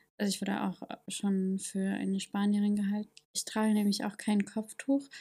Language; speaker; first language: German; native; German